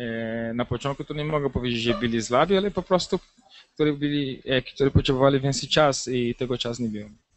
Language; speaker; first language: Polish; non-native, learner; Portuguese